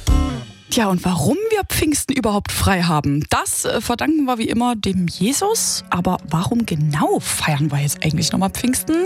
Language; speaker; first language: German; native; German